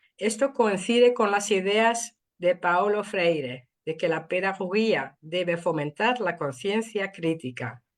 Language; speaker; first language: Spanish; non-native, fluent; Dutch